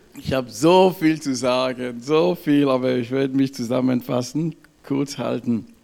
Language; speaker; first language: German; non-native, fluent; French